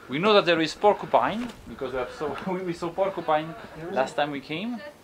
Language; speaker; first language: English; non-native, fluent; French